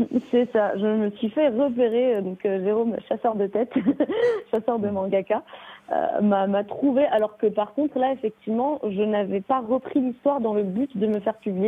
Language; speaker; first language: French; native; French